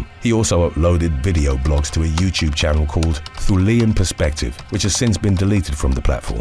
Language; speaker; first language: English; native; English